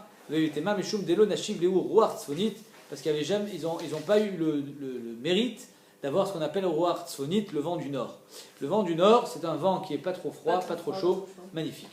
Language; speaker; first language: French; native; French